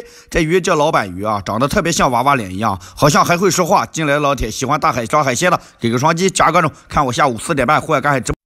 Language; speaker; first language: Chinese; native; Chinese